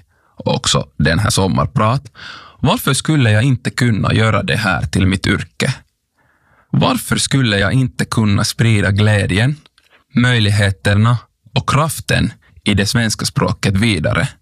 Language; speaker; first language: Swedish; non-native, local second language; Finnish